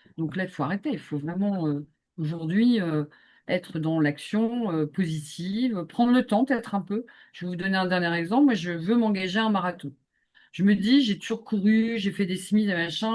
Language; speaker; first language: French; native; French